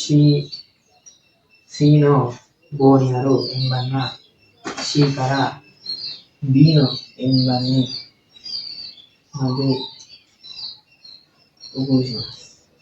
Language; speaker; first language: Japanese; non-native, learner; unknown